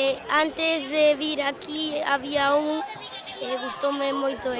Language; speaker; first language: Galician; non-native, local second language; Spanish